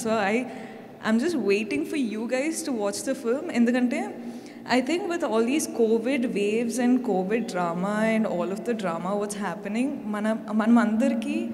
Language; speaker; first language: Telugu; non-native, fluent; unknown